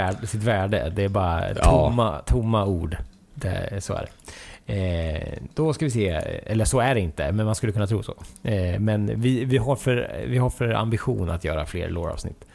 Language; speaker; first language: Swedish; native; Swedish